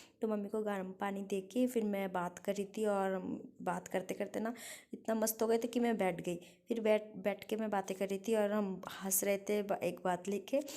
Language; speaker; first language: Hindi; non-native, local second language; Bangla